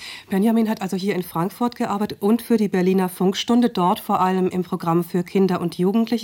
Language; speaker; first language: German; native; German